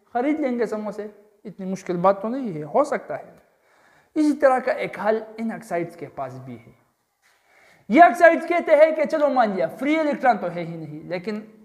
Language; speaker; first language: Urdu; non-native, local second language; Pashto